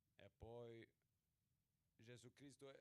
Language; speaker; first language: Italian; non-native, learner; Swedish